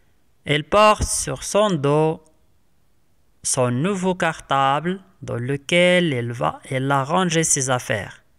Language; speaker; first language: French; non-native, local second language; Arabic